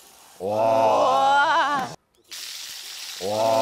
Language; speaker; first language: Korean; native; Korean